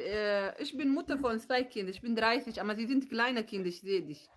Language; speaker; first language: German; non-native, learner; Somali